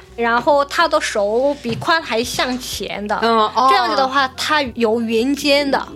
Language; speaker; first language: Chinese; non-native, fluent; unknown